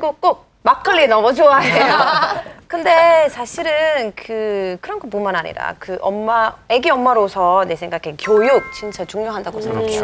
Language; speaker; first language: Korean; non-native, fluent; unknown